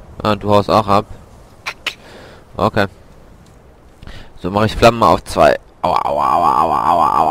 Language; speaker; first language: German; native; German